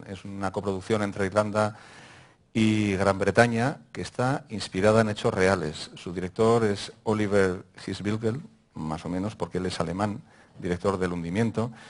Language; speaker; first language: Spanish; native; Spanish